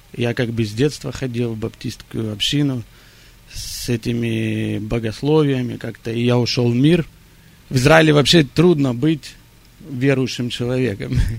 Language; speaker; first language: Russian; early bilingual, heritage; Russian